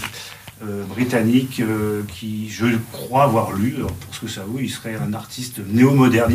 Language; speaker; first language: French; native; French